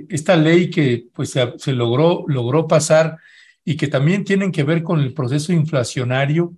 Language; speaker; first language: Spanish; native; Spanish